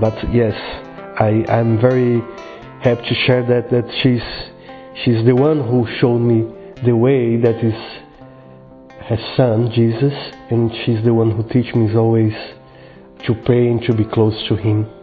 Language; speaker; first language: English; non-native, fluent; Portuguese